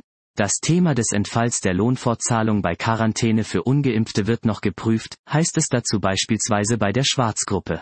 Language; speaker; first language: German; native; German